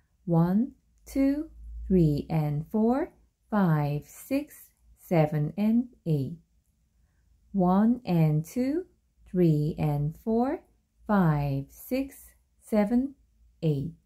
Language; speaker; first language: English; non-native, fluent; Korean